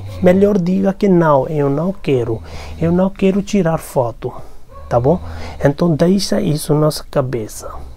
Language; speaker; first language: Portuguese; non-native, learner; Hindi